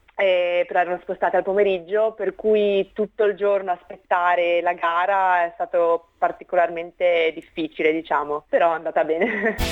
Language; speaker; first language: Italian; native; Italian